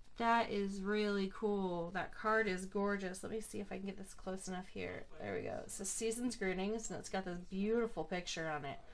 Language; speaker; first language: English; native; English